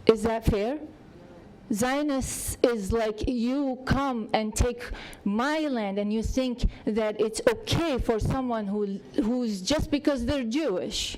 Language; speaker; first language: English; non-native, fluent; Arabic